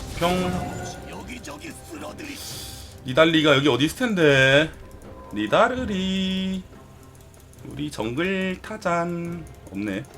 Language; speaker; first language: Korean; native; Korean